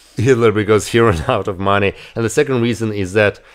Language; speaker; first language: English; non-native, fluent; Russian